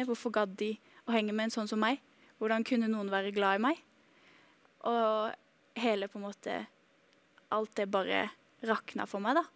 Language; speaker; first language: Norwegian; native; Norwegian